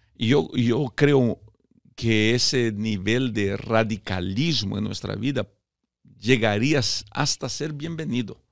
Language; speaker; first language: Spanish; early bilingual, heritage; Spanish